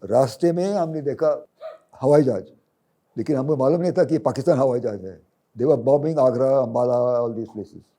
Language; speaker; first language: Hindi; non-native, local second language; English